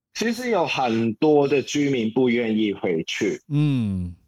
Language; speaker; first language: Chinese; non-native, local second language; Cantonese